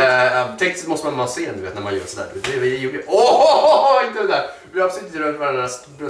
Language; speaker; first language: Swedish; native; Swedish